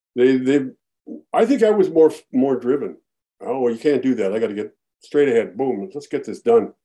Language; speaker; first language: English; native; English